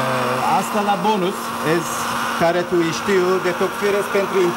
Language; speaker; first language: Romanian; non-native, learner; Turkish